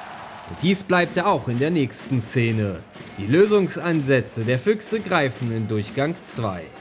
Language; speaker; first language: German; native; German